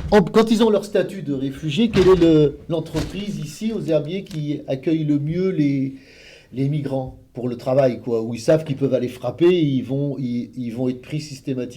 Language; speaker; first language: French; native; French